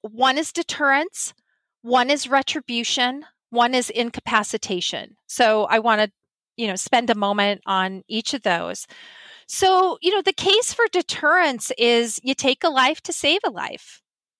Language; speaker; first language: English; native; English